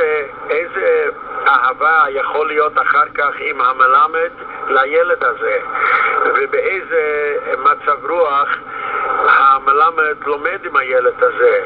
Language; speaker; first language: Hebrew; non-native, fluent; Yiddish